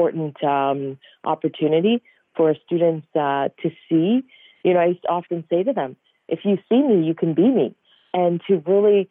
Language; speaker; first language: English; native; English